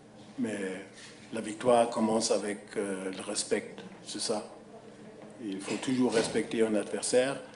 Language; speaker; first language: French; non-native, fluent; German